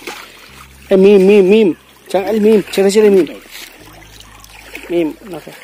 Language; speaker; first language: Malayalam; non-native, learner; Hindi